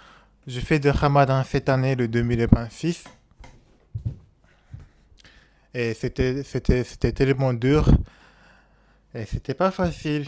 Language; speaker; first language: French; non-native, learner; Japanese